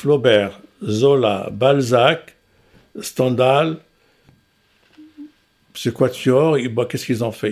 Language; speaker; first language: French; non-native, local second language; Arabic